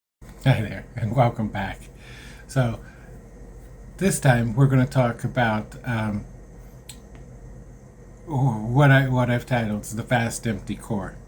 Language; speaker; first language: English; native; English